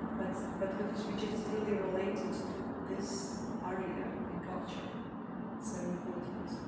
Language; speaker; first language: English; non-native, fluent; Latvian